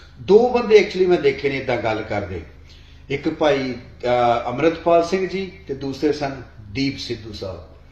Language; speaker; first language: Punjabi; native; Punjabi